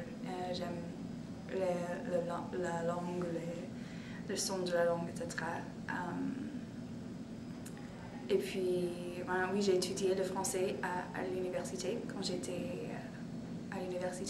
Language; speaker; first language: French; non-native, fluent; English